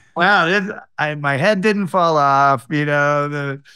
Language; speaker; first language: English; native; English